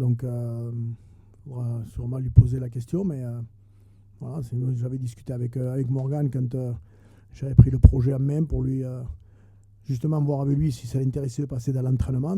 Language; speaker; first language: French; native; French